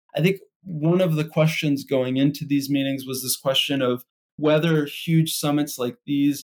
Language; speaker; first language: English; native; English